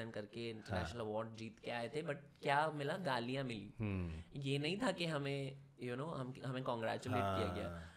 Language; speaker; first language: Hindi; non-native, local second language; Marathi